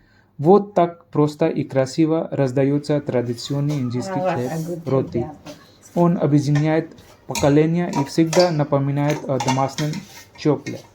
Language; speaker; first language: Russian; non-native, fluent; Hindi